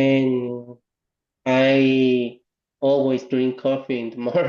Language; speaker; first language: English; non-native, learner; Spanish